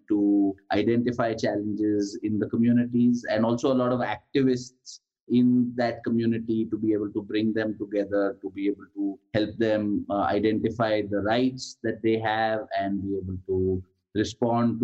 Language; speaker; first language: English; non-native, local second language; Gujarati